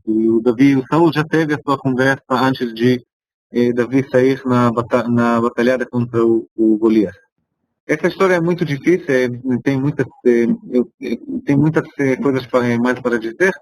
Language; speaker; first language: Portuguese; non-native, fluent; Hebrew